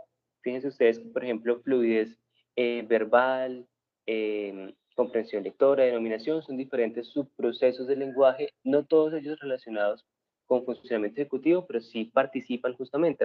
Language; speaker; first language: Spanish; native; Spanish